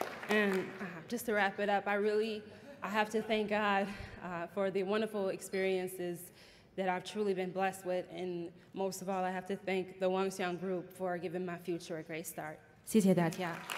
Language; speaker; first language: English; native; English